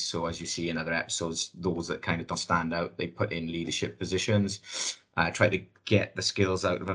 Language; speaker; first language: English; native; English